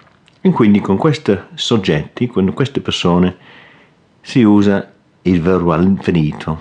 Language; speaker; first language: Italian; non-native, fluent; English